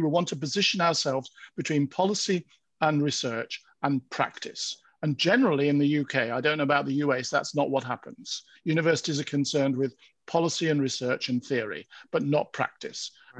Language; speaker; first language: English; native; English